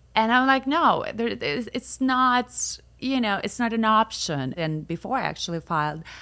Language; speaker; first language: English; non-native, fluent; Russian